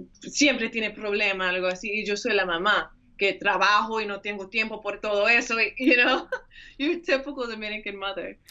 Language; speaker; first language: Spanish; early bilingual, heritage; English